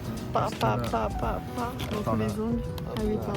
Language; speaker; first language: French; native; French